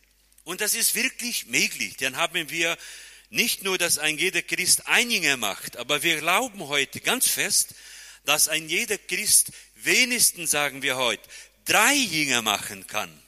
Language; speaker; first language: German; non-native, fluent; Portuguese